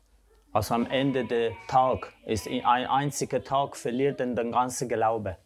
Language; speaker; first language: German; non-native, fluent; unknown